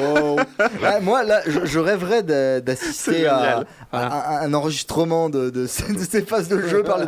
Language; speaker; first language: French; native; French